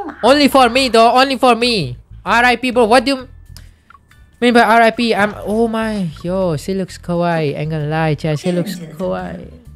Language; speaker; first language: English; non-native, local second language; Odia